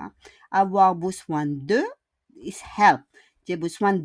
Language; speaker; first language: French; non-native, fluent; Filipino